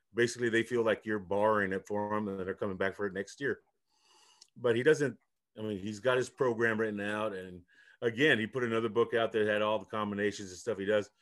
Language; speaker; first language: English; early bilingual, other home language; Spanish